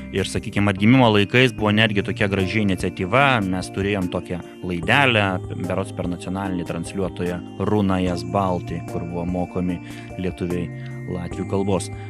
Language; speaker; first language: Lithuanian; native; Lithuanian